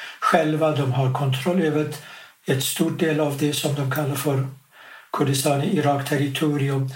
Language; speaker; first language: Swedish; non-native, fluent; Kurdish